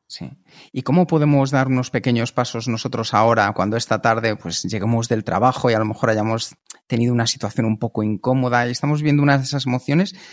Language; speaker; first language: Spanish; native; Spanish